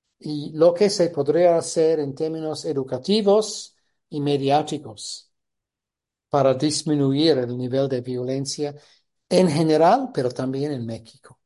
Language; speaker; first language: Spanish; non-native, fluent; English